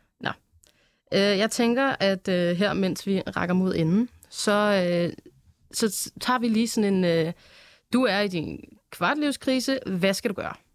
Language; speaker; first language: Danish; native; Danish